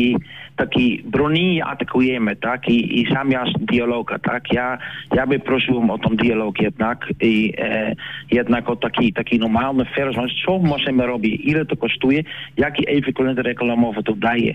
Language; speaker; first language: Polish; non-native, learner; Dutch